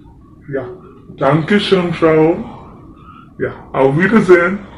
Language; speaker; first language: German; non-native, learner; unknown